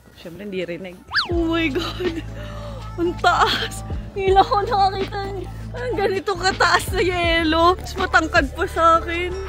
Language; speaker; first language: Filipino; native; Filipino